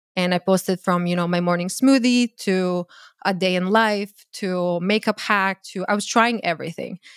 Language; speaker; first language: English; non-native, fluent; Croatian